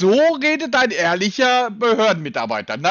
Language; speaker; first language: German; native; German